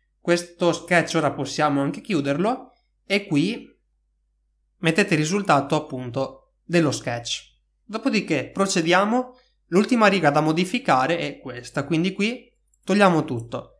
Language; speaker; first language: Italian; native; Italian